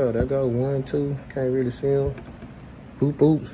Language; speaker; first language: English; native; English